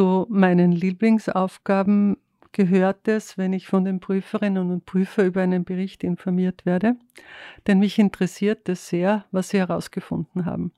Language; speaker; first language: German; native; German